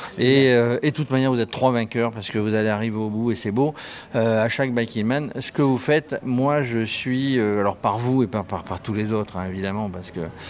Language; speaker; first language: French; native; French